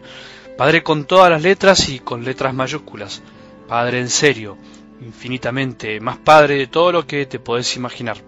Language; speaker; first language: Spanish; native; Spanish